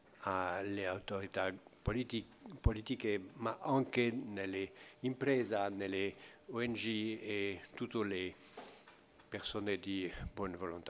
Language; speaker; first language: Italian; non-native, fluent; French